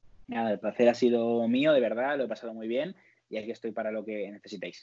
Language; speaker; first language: Spanish; native; Spanish